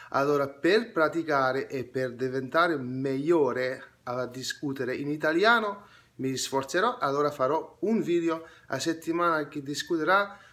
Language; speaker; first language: Italian; non-native, learner; English